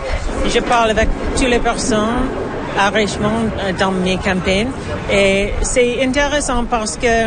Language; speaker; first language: French; non-native, learner; English